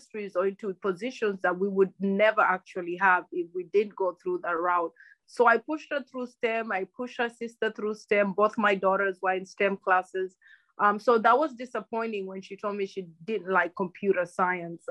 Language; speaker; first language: English; non-native, local second language; Luyia